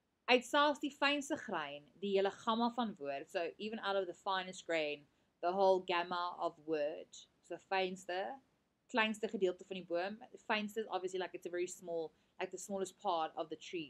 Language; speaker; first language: English; native; English